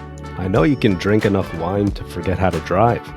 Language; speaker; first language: English; native; English